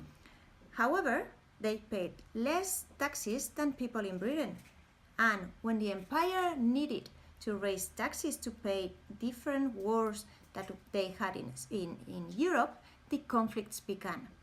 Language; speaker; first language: English; non-native, fluent; Spanish